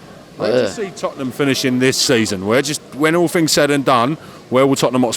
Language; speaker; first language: English; native; English